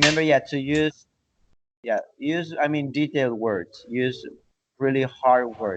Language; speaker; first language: English; non-native, fluent; Spanish